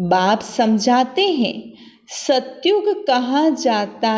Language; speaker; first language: Hindi; non-native, local second language; Gujarati